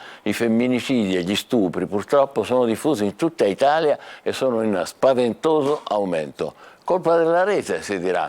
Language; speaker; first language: Italian; native; Italian